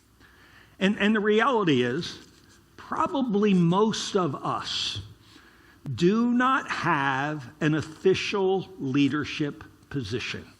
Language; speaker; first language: English; native; English